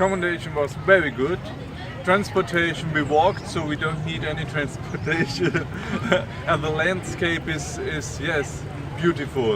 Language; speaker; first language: English; non-native, learner; German